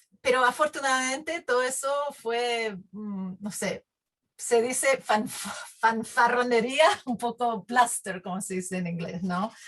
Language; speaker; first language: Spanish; non-native, fluent; English